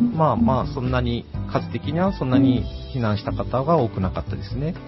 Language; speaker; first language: Japanese; native; Japanese